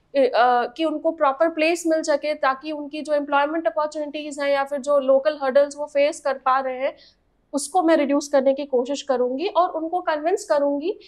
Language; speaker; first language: Hindi; native; Hindi